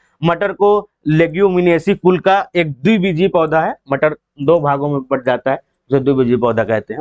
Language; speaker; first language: Hindi; native; Hindi